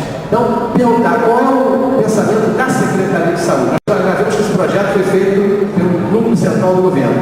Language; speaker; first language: Portuguese; native; Portuguese